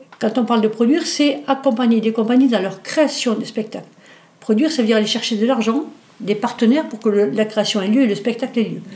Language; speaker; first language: French; native; French